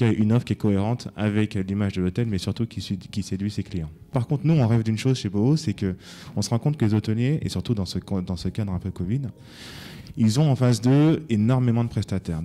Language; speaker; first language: French; native; French